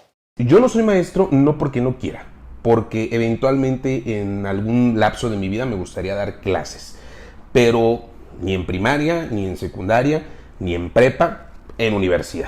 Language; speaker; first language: Spanish; native; Spanish